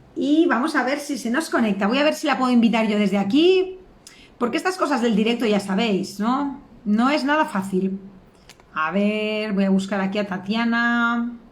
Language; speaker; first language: Spanish; native; Spanish